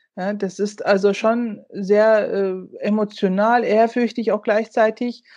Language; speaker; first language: German; early bilingual, other home language; Turkish